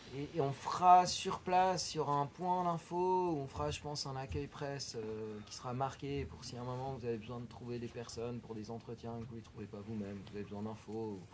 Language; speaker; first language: French; native; French